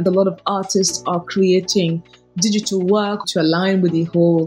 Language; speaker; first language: English; non-native, local second language; Igbo